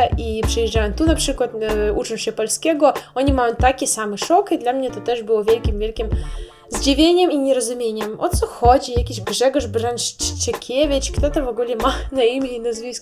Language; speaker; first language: Polish; non-native, learner; Russian